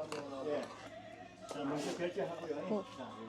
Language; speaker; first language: Korean; native; Korean